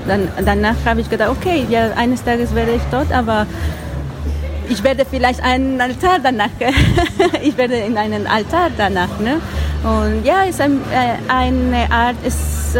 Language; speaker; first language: German; non-native, learner; Spanish